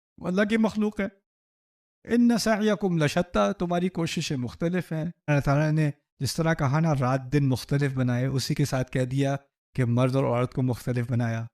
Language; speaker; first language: Urdu; early bilingual, heritage; Urdu